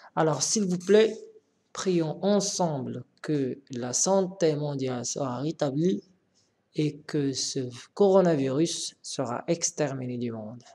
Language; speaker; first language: French; non-native, local second language; Arabic